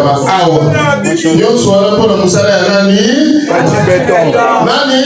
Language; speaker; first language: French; non-native, local second language; Lingala